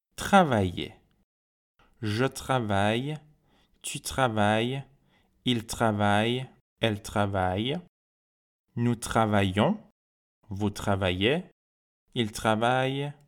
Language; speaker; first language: French; non-native, fluent; Persian